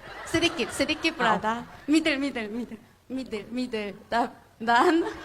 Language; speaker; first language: Indonesian; non-native, fluent; Korean